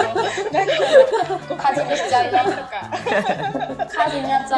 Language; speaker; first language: Japanese; non-native, fluent; Burmese